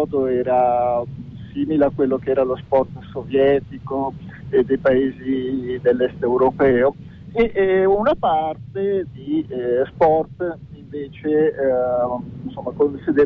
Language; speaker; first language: Italian; early bilingual, other home language; Chinese